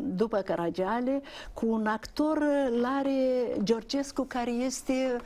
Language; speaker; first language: Romanian; native; Romanian